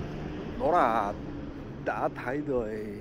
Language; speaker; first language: Vietnamese; non-native, learner; Japanese